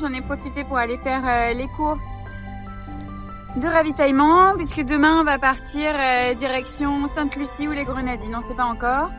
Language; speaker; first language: French; native; French